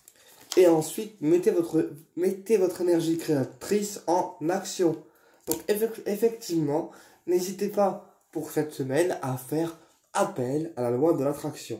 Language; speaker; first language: French; native; French